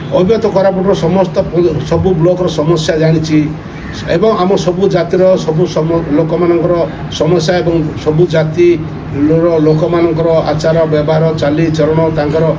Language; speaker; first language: Odia; non-native, local second language; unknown